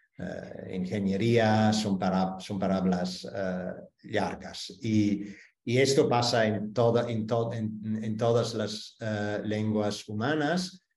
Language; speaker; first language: Spanish; non-native, fluent; Italian